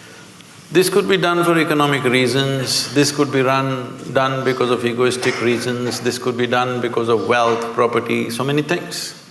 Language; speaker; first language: English; non-native, local second language; Kannada